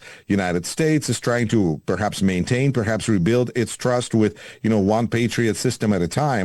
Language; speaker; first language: English; non-native, fluent; Russian